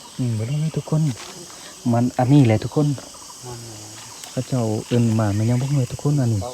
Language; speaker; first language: Thai; non-native, local second language; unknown